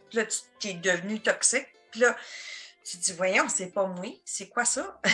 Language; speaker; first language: French; native; French